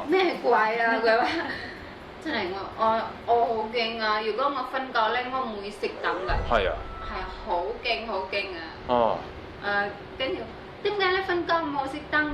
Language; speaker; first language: Chinese; non-native, learner; Indonesian